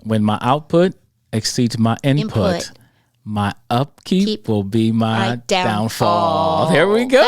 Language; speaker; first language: English; native; English